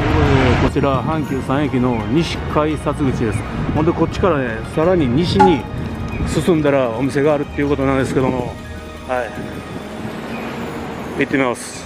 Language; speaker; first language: Japanese; native; Japanese